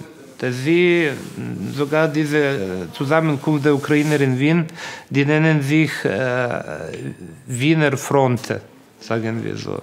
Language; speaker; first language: German; non-native, fluent; Ukrainian